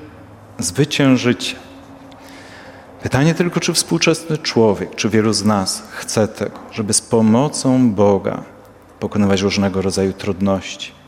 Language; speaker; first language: Polish; native; Polish